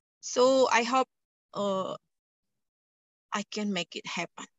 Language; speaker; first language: English; non-native, learner; Indonesian